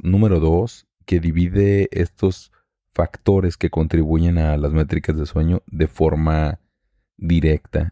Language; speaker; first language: Spanish; native; Spanish